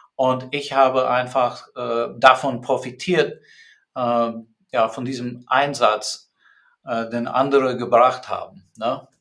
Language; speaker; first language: German; non-native, fluent; English